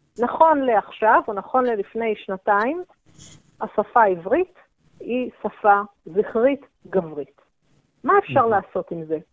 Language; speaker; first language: Hebrew; native; Hebrew